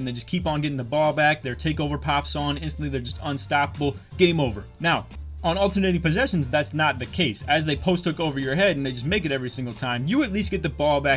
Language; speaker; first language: English; native; English